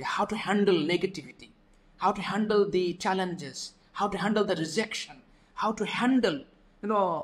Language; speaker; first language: English; non-native, local second language; Bangla